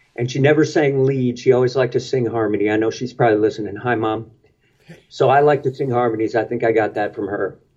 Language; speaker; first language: English; native; English